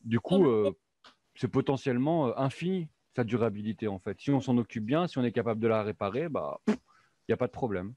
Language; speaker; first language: French; native; French